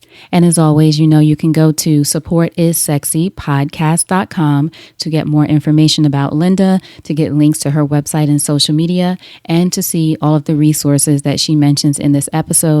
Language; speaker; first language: English; native; English